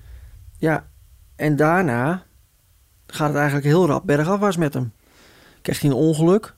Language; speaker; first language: Dutch; native; Dutch